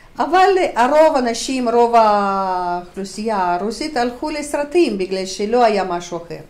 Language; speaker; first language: Hebrew; non-native, fluent; Russian